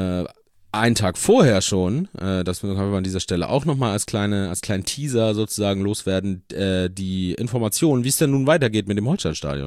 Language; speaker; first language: German; native; German